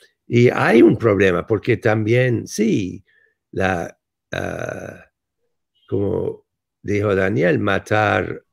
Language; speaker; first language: Spanish; non-native, fluent; English